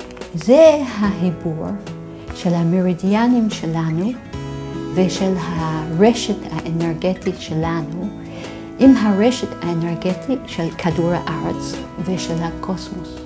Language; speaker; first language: Hebrew; non-native, fluent; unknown